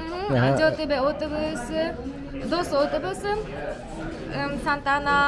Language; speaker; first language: Spanish; non-native, learner; Japanese